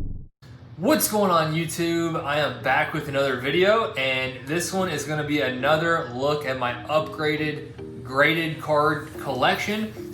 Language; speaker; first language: English; native; English